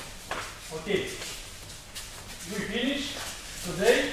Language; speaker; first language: English; non-native, learner; Russian